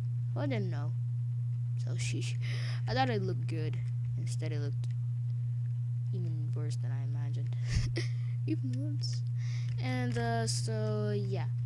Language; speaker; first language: English; native; English